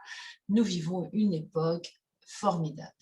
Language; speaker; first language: French; native; French